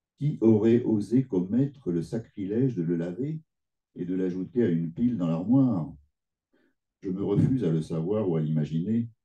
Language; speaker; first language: French; native; French